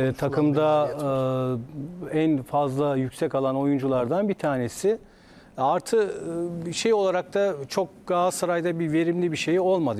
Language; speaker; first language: Turkish; native; Turkish